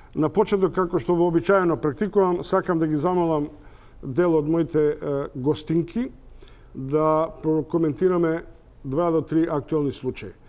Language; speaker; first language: Macedonian; native; Macedonian